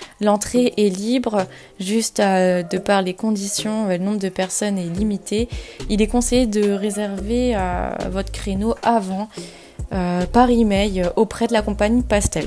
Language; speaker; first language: French; native; French